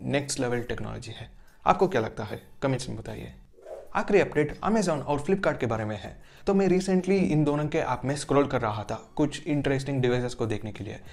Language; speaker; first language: Hindi; non-native, local second language; Kannada